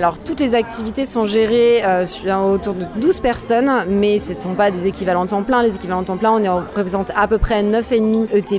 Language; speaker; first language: French; native; French